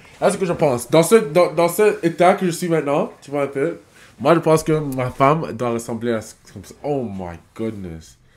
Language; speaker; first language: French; non-native, fluent; English